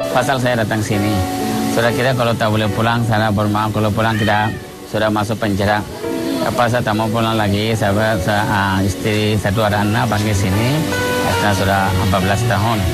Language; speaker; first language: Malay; non-native, learner; Rohingya